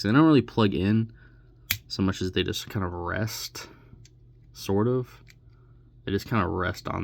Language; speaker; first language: English; native; English